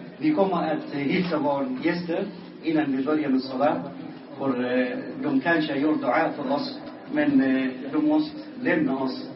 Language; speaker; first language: Swedish; non-native, fluent; Arabic